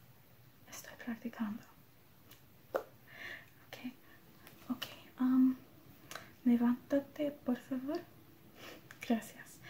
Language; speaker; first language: Spanish; non-native, learner; English